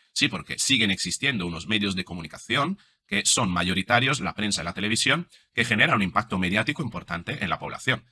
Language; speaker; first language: Spanish; non-native, fluent; Italian